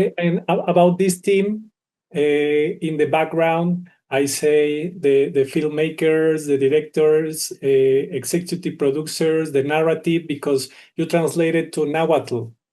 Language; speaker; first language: English; non-native, learner; Spanish